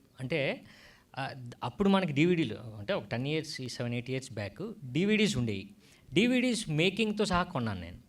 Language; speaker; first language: Telugu; native; Telugu